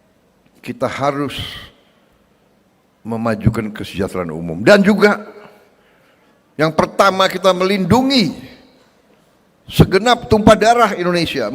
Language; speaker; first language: Indonesian; native; Indonesian